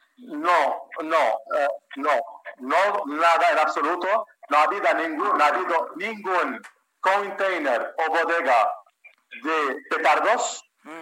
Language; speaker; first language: Spanish; non-native, fluent; Arabic